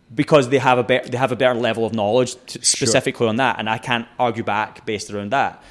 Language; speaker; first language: English; native; English